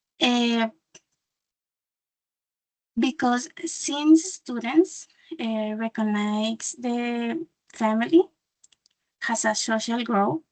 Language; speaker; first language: English; non-native, learner; Spanish